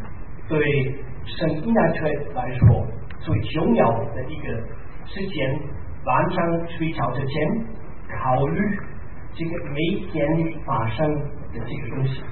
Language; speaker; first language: Chinese; non-native, fluent; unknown